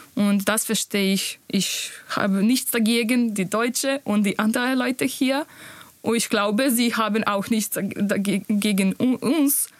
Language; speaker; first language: German; non-native, learner; Bosnian